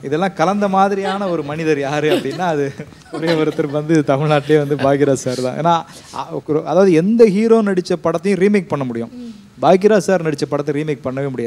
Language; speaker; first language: Tamil; native; Tamil